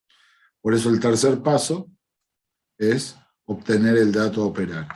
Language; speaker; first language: Spanish; native; Spanish